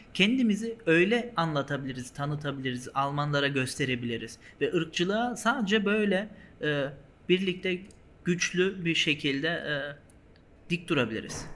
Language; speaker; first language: Turkish; early bilingual, heritage; Turkish